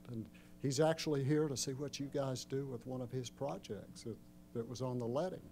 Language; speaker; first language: English; native; English